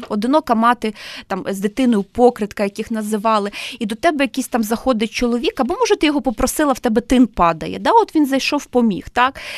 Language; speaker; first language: Ukrainian; native; Ukrainian